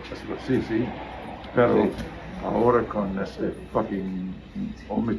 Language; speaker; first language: Spanish; non-native, learner; English